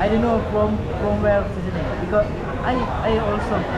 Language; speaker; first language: English; non-native, learner; Indonesian